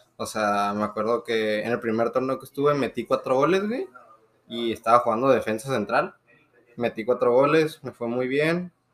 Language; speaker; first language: Spanish; native; Spanish